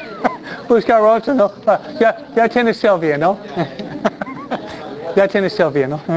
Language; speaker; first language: Spanish; non-native, fluent; English